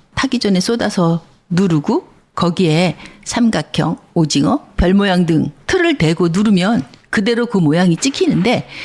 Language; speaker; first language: Korean; native; Korean